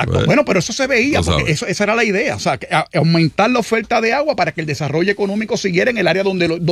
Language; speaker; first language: Spanish; native; Spanish